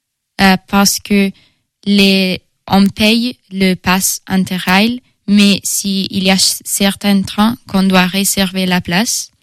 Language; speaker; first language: French; non-native, fluent; Italian